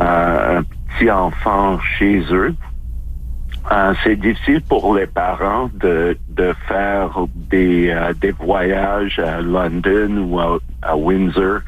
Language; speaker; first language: French; non-native, local second language; English